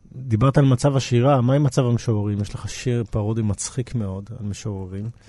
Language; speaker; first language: Hebrew; native; Hebrew